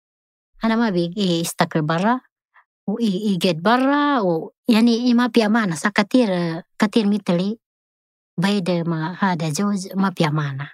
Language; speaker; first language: Arabic; non-native, learner; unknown